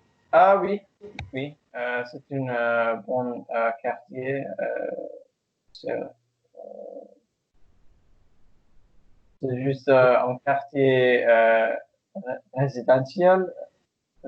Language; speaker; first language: French; non-native, learner; English